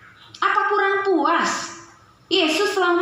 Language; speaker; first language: Indonesian; native; Indonesian